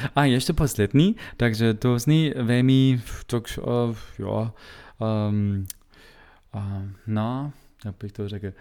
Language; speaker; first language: Czech; non-native, learner; German